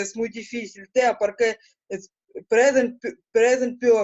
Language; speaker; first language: Spanish; non-native, learner; Russian